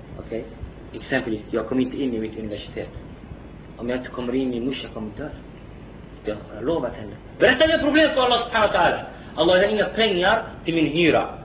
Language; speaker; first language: Swedish; non-native, fluent; Arabic